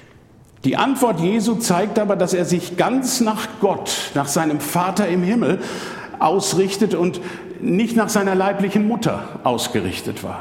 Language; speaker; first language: German; native; German